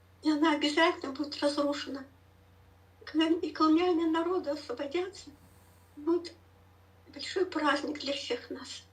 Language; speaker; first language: Russian; native; Russian